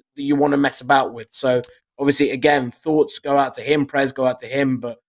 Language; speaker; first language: English; native; English